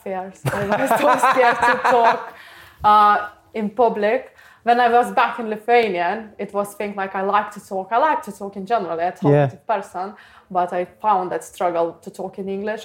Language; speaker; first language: English; non-native, learner; Lithuanian